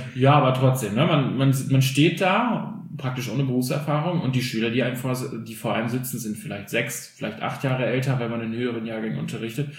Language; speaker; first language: German; early bilingual, other home language; Albanian